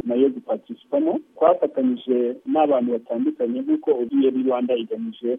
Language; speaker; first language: Kinyarwanda; early bilingual, heritage; Kinyarwanda